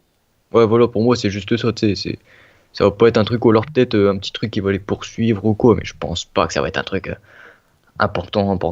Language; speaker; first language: French; native; French